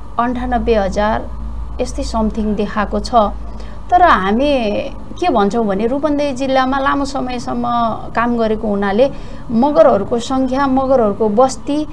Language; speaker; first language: Nepali; non-native, local second language; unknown